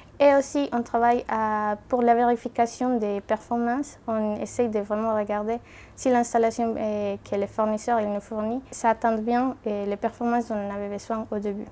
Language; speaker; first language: French; non-native, fluent; Spanish